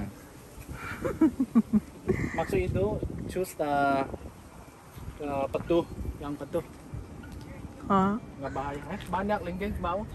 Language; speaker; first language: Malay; non-native, learner; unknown